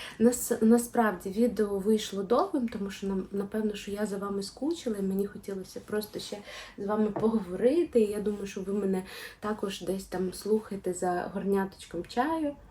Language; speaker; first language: Ukrainian; non-native, local second language; Russian